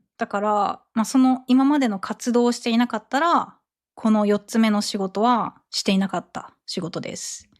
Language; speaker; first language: Japanese; native; Japanese